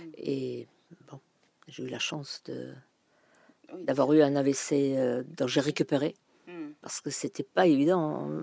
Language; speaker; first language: French; non-native, fluent; German